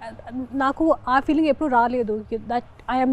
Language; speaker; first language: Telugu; non-native, local second language; Hindi